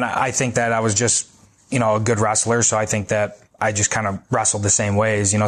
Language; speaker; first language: English; native; English